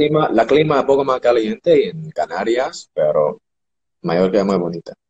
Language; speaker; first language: Spanish; non-native, learner; English